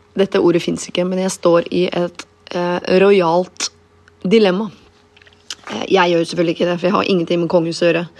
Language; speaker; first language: Norwegian; native; Norwegian